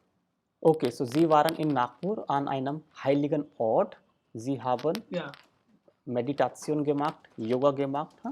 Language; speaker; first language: German; non-native, fluent; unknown